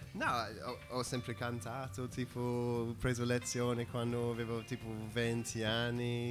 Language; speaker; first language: Italian; non-native, fluent; English